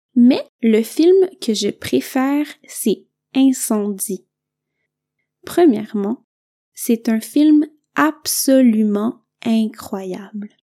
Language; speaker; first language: French; native; French